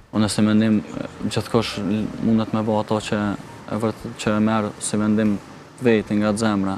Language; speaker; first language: Albanian; early bilingual, heritage; Albanian